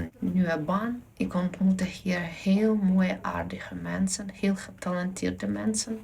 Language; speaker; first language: Dutch; non-native, learner; Ukrainian